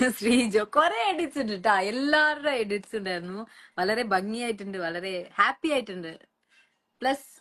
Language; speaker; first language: Malayalam; non-native, local second language; Tamil